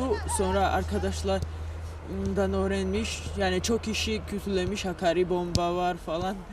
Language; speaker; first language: Turkish; non-native, fluent; Georgian